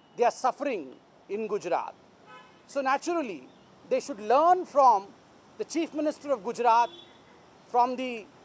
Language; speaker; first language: English; non-native, local second language; Hindi